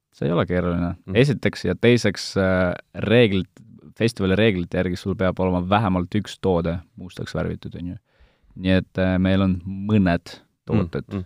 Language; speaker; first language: Estonian; non-native, local second language; Russian